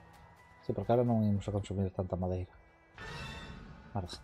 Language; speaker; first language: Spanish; non-native, local second language; Galician